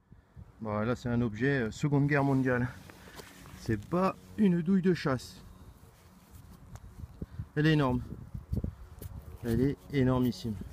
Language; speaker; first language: French; native; French